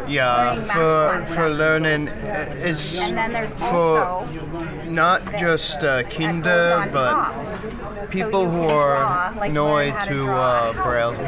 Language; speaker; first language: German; non-native, learner; English